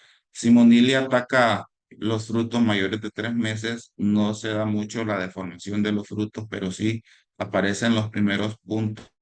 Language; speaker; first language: Spanish; native; Spanish